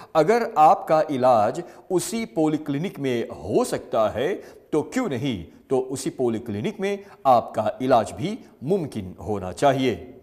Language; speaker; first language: Hindi; early bilingual, heritage; Hindi